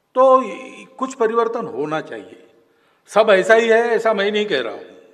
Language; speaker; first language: Hindi; non-native, local second language; Marathi